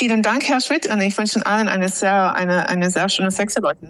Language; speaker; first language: German; non-native, fluent; English